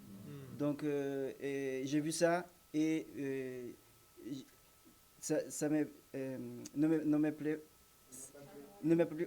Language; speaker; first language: French; non-native, learner; Spanish